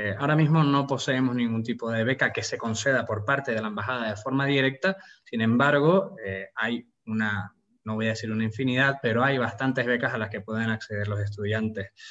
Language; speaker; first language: Spanish; native; Spanish